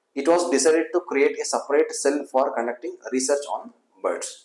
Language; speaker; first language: English; non-native, local second language; Kannada